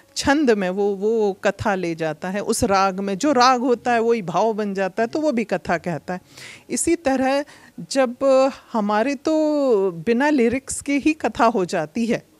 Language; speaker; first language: Hindi; native; Hindi